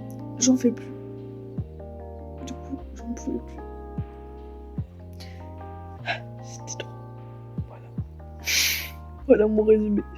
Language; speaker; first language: French; native; French